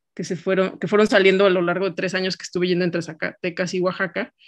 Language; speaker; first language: Spanish; native; Spanish